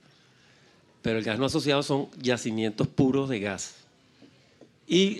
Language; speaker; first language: Spanish; native; Spanish